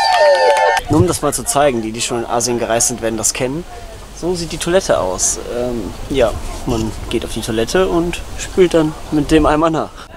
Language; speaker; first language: German; native; German